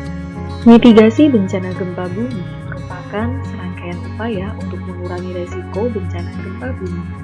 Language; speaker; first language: Indonesian; native; Indonesian